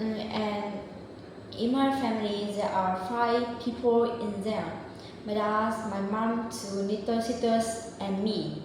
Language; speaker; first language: English; non-native, learner; Vietnamese